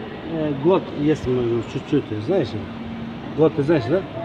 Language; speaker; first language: Russian; non-native, learner; Turkish